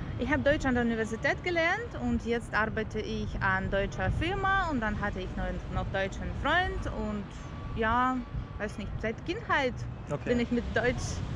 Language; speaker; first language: German; non-native, learner; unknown